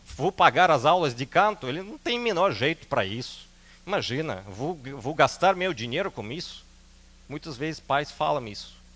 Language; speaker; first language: Portuguese; non-native, fluent; Russian